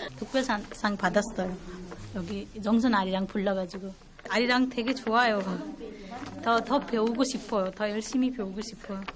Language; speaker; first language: Korean; non-native, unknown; Nepali